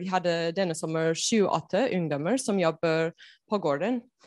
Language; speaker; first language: Norwegian; non-native, learner; English